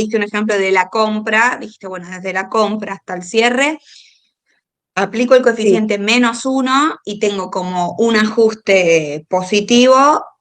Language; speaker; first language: Spanish; native; Spanish